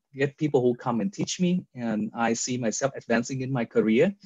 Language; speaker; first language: English; non-native, fluent; Vietnamese